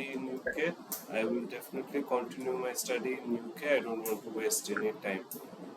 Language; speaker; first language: English; non-native, fluent; Bangla